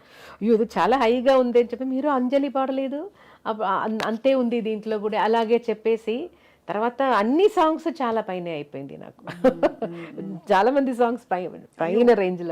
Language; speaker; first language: Telugu; non-native, local second language; Malayalam